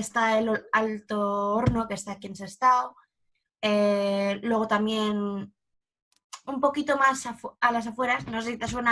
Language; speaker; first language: Spanish; native; Spanish